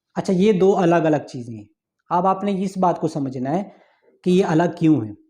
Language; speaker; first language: Urdu; non-native, local second language; Punjabi